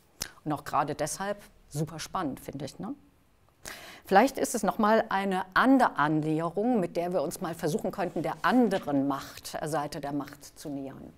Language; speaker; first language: German; native; German